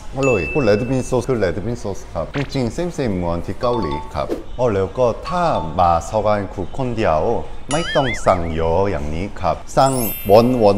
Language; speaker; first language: Thai; non-native, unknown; Korean